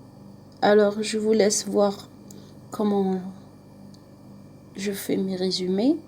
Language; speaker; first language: French; non-native, local second language; Arabic